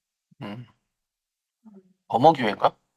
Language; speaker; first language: Korean; native; Korean